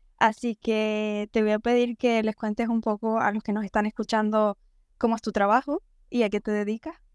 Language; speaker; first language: Spanish; native; Spanish